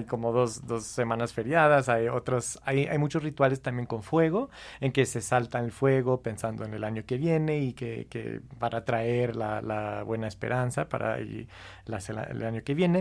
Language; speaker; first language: Spanish; non-native, fluent; English